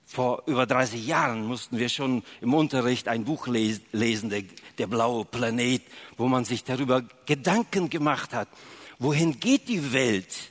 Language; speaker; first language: German; early bilingual, other home language; Russian